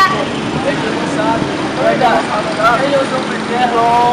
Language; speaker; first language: Spanish; non-native, learner; Haitian Creole